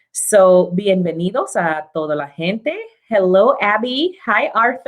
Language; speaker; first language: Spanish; non-native, learner; English